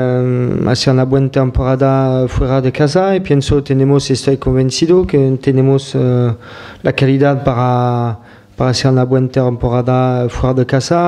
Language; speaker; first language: Spanish; non-native, fluent; French